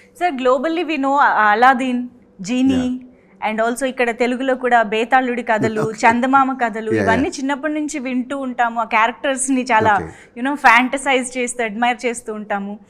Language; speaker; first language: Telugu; native; Telugu